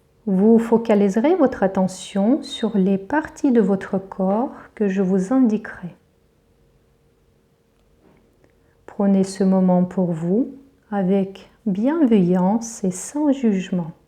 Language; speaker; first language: French; native; French